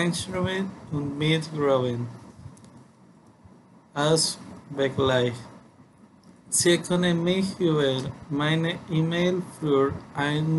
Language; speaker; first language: German; non-native, learner; Spanish